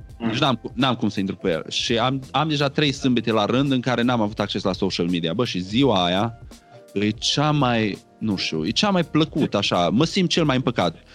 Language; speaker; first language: Romanian; native; Romanian